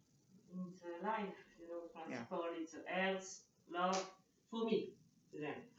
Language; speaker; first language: English; non-native, learner; French